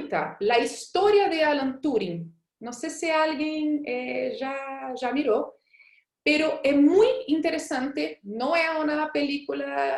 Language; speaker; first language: Spanish; non-native, fluent; Portuguese